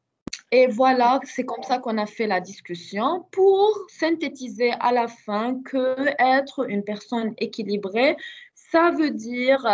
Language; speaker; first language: French; non-native, fluent; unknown